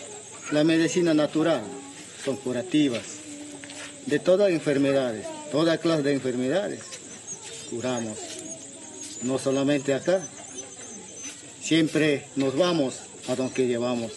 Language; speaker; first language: Spanish; non-native, local second language; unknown